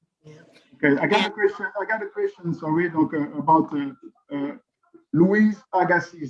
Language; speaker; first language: English; non-native, learner; French